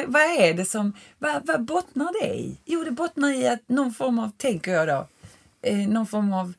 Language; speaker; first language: Swedish; native; Swedish